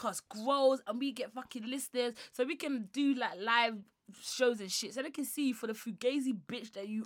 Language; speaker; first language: English; non-native, local second language; Yoruba